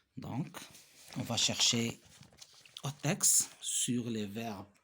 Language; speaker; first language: French; non-native, local second language; Arabic